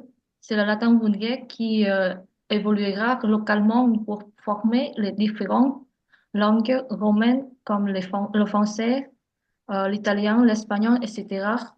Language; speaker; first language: French; non-native, learner; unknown